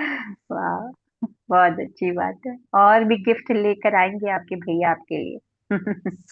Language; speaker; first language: Hindi; native; Hindi